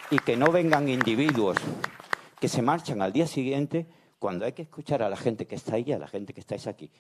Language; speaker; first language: Spanish; native; Spanish